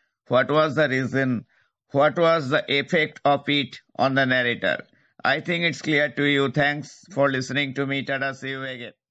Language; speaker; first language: English; non-native, local second language; Bangla